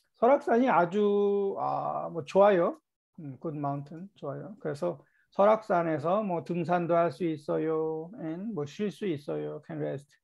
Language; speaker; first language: Korean; native; Korean